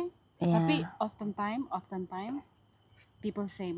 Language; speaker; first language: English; non-native, fluent; Indonesian